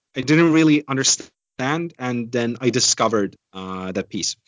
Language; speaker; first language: English; non-native, fluent; Estonian